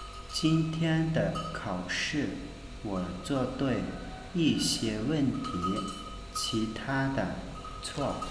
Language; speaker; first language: Chinese; non-native, fluent; Hmong